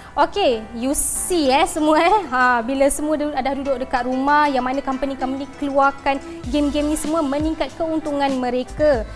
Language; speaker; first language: Malay; native; Malay